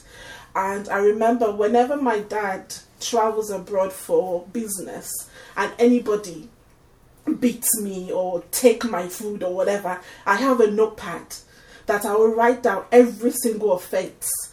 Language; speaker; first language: English; non-native, local second language; Yoruba